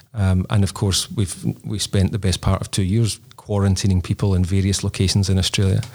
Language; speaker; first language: English; native; English